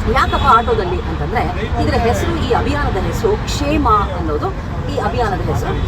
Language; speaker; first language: Kannada; native; Kannada